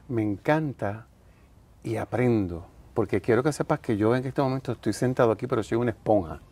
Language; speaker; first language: Spanish; native; Spanish